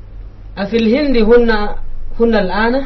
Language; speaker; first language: Arabic; non-native, learner; Indonesian